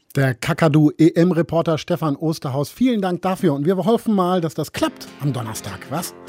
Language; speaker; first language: German; native; German